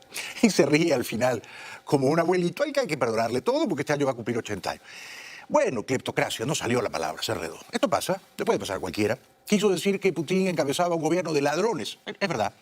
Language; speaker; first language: Spanish; native; Spanish